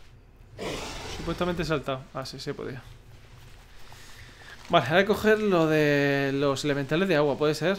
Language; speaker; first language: Spanish; native; Spanish